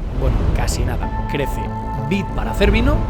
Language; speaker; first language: Spanish; native; Spanish